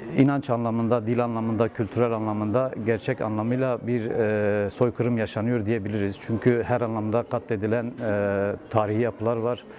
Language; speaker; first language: Turkish; non-native, local second language; Kurdish